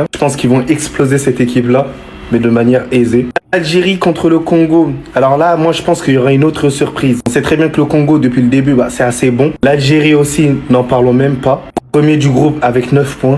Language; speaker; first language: French; early bilingual, other home language; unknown